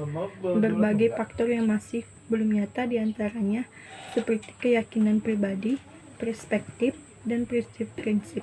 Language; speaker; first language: Indonesian; native; Indonesian